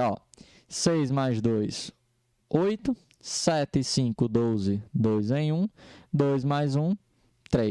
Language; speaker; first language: Portuguese; native; Portuguese